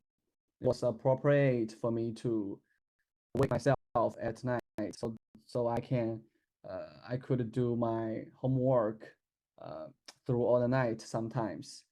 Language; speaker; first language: English; non-native, learner; Chinese